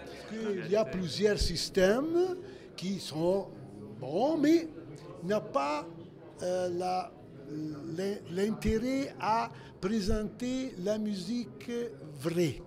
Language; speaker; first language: French; non-native, fluent; Italian